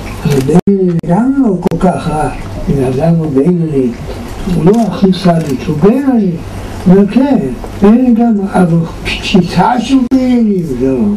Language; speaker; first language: Hebrew; non-native, fluent; Yiddish